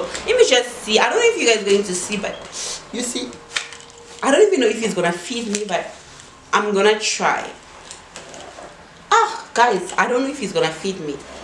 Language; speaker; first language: English; non-native, fluent; Lingala